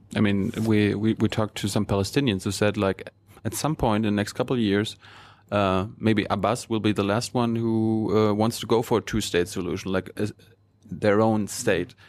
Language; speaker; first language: English; non-native, fluent; German